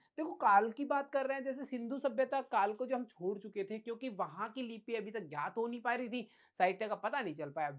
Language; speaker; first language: Hindi; native; Hindi